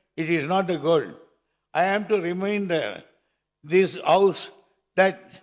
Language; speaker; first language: English; non-native, local second language; Tamil